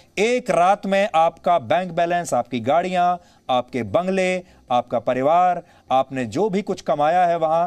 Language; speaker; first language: Hindi; native; Hindi